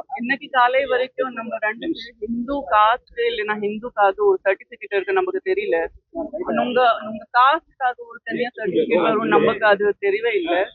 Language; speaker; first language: Tamil; non-native, local second language; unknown